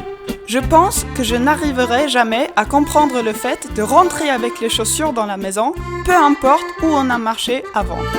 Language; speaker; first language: French; non-native, fluent; Swedish